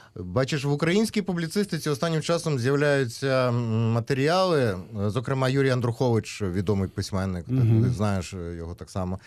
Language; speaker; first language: Ukrainian; native; Ukrainian